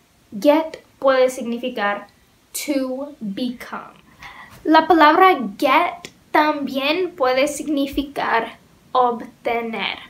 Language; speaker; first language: Spanish; non-native, learner; English